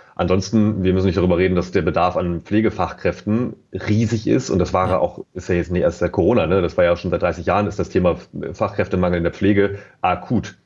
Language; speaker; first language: German; native; German